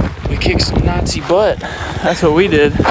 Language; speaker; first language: English; native; English